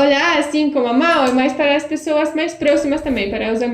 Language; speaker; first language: Portuguese; non-native, fluent; Polish